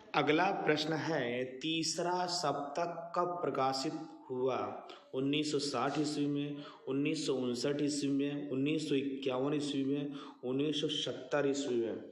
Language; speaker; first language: Hindi; native; Hindi